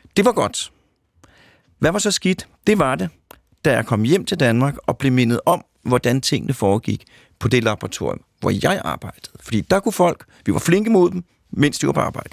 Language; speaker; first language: Danish; native; Danish